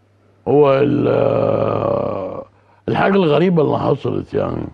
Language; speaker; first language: Arabic; native; Arabic